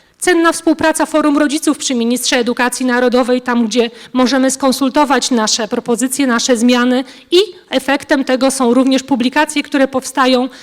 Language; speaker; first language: Polish; native; Polish